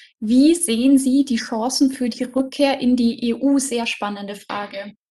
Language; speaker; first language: German; native; German